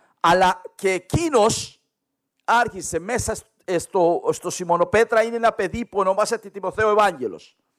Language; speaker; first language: Greek; non-native, learner; Spanish